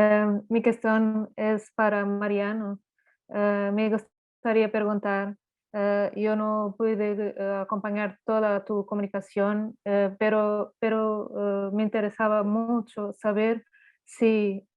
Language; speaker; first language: Spanish; non-native, learner; Portuguese